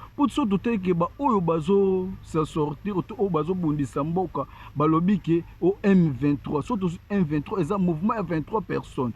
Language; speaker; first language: Lingala; non-native, local second language; Kongo